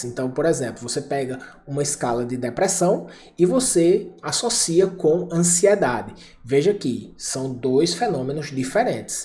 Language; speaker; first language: Portuguese; native; Portuguese